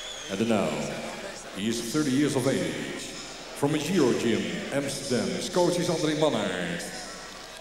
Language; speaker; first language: English; non-native, fluent; Dutch